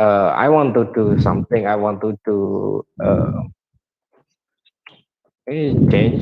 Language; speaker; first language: English; non-native, learner; Indonesian